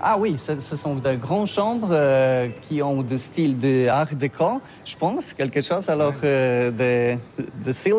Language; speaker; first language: French; non-native, learner; Polish